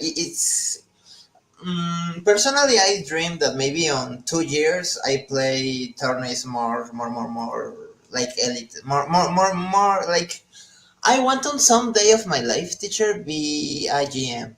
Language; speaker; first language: English; non-native, learner; Spanish